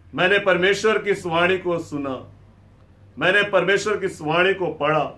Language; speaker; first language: Hindi; native; Hindi